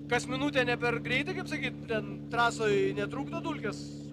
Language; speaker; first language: Lithuanian; native; Lithuanian